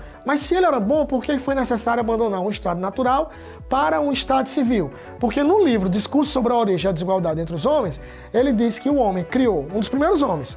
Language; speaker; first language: Portuguese; native; Portuguese